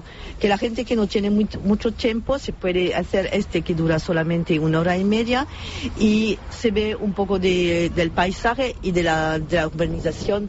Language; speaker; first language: Spanish; non-native, fluent; French